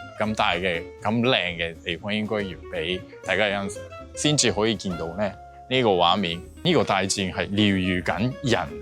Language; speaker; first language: Cantonese; non-native, fluent; Japanese